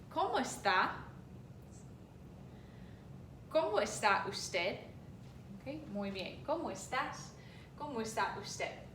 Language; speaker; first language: Spanish; non-native, fluent; English